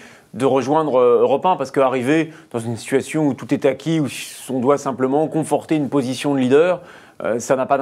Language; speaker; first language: French; native; French